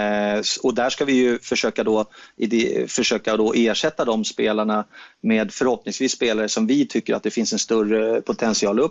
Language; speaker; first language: Swedish; native; Swedish